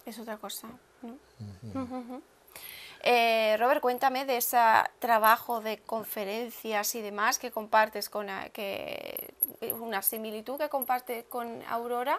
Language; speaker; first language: Spanish; native; Spanish